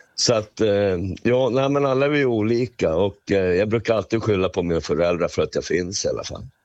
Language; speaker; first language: Swedish; native; Swedish